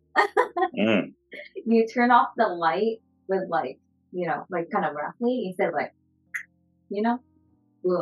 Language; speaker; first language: English; non-native, fluent; Japanese